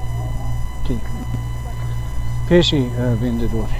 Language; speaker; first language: Portuguese; non-native, learner; English